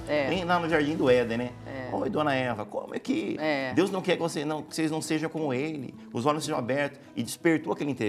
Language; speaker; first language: Portuguese; native; Portuguese